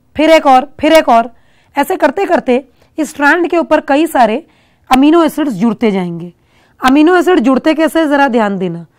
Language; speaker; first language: Hindi; non-native, local second language; Punjabi